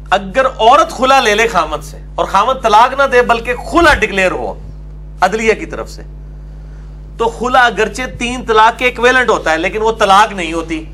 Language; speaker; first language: Urdu; non-native, local second language; Punjabi